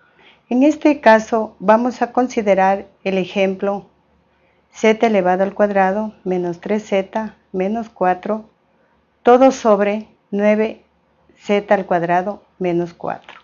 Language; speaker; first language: Spanish; native; Spanish